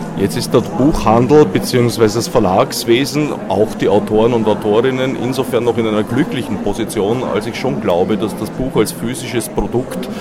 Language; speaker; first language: German; native; German